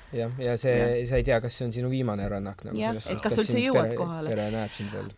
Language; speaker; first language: Estonian; early bilingual, heritage; Estonian